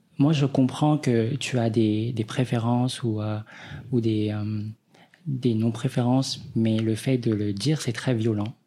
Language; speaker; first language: French; early bilingual, other home language; Vietnamese